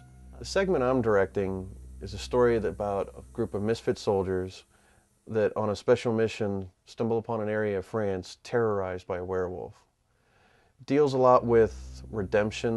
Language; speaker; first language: English; native; English